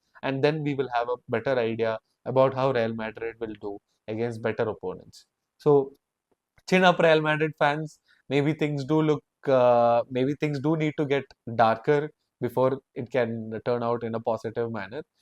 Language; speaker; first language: English; non-native, local second language; Malayalam